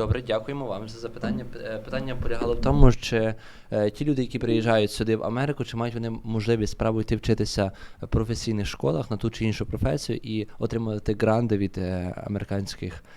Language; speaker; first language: Ukrainian; native; Ukrainian